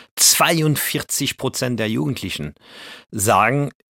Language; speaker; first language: German; non-native, fluent; French